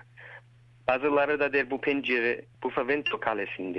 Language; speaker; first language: Turkish; early bilingual, heritage; Turkish